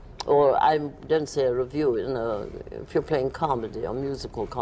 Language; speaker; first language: English; native; English